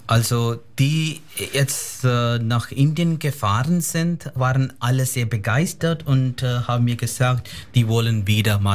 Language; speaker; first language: German; non-native, fluent; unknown